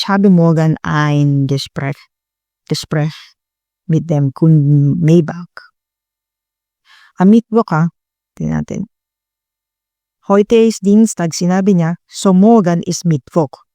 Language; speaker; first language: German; non-native, learner; Filipino